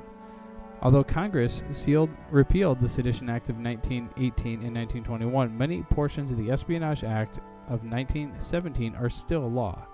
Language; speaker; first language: English; native; English